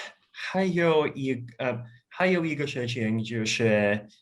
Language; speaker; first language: Chinese; non-native, fluent; Russian